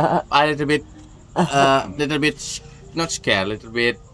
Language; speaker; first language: English; non-native, learner; Indonesian